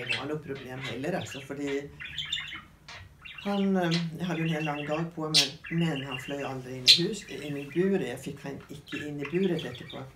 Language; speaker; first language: Norwegian; native; Norwegian